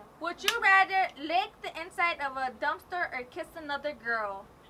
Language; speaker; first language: English; early bilingual, other home language; Spanish